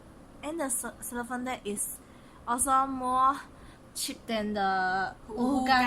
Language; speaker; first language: English; non-native, local second language; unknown